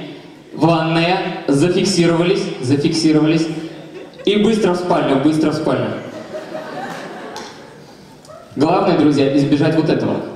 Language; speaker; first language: Russian; native; Russian